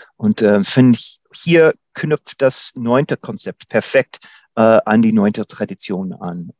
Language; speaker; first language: German; non-native, fluent; English